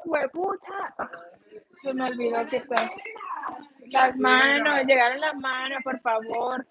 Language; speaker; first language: Spanish; native; Spanish